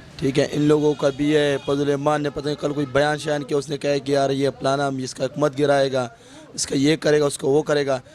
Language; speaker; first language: Urdu; non-native, local second language; Pashto